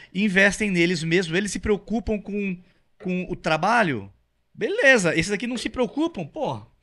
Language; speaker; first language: Portuguese; native; Portuguese